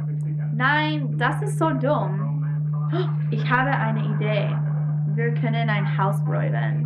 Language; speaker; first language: German; non-native, learner; English